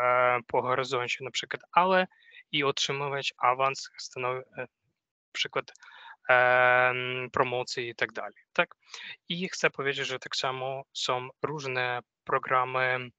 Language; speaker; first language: Polish; non-native, fluent; Ukrainian